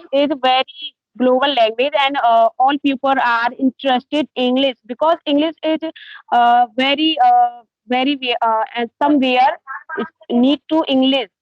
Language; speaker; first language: English; non-native, learner; Hindi